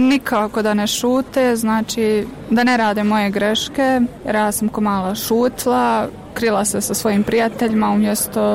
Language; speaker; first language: Croatian; native; Croatian